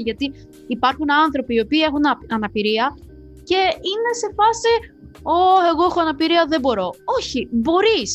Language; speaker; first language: Greek; non-native, fluent; Romanian